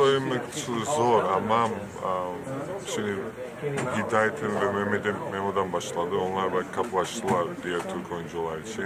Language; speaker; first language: Turkish; non-native, fluent; Georgian